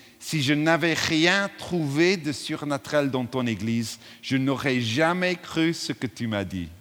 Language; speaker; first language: French; non-native, fluent; English